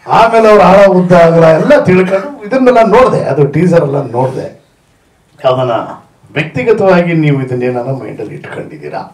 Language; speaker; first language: Kannada; native; Kannada